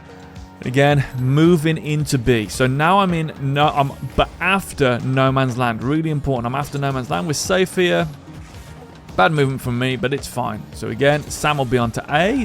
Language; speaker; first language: English; native; English